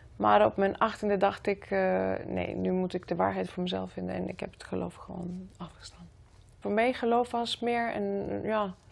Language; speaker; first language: Dutch; non-native, fluent; Greek